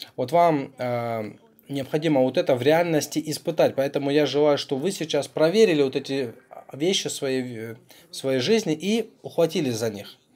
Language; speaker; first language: Russian; non-native, fluent; Korean